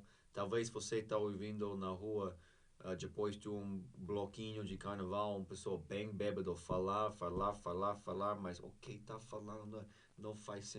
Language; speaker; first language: Portuguese; non-native, fluent; English